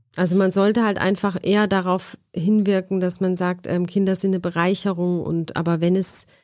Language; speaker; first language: German; native; German